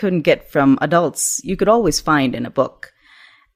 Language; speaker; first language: English; non-native, local second language; Urdu